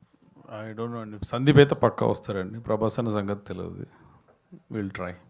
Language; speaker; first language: Telugu; native; Telugu